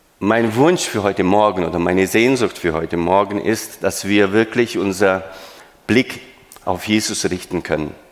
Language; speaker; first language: German; non-native, fluent; Romanian